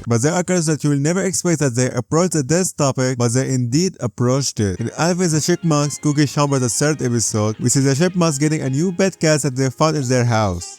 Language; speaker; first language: English; non-native, fluent; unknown